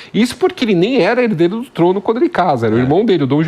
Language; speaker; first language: Portuguese; native; Portuguese